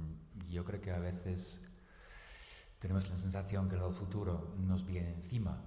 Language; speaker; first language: Spanish; non-native, local second language; Catalan